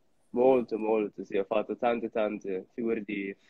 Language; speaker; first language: Italian; non-native, fluent; English